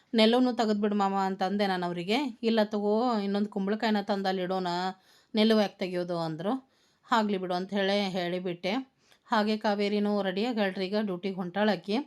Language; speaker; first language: Kannada; native; Kannada